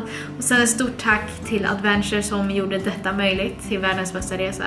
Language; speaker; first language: Swedish; native; Swedish